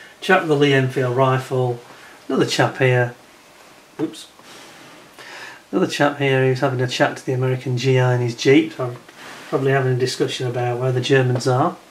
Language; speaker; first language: English; native; English